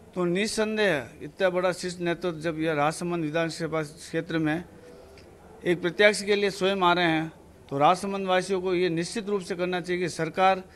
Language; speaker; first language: Hindi; native; Hindi